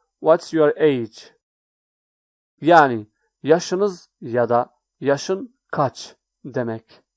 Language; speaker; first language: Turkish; non-native, learner; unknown